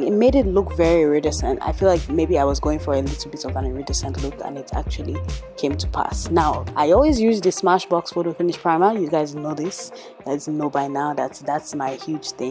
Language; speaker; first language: English; native; English